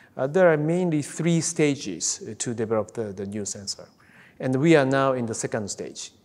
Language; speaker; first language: English; non-native, fluent; Japanese